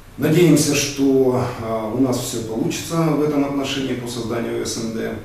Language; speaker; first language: Russian; native; Russian